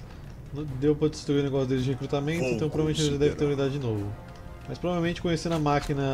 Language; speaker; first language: Portuguese; native; Portuguese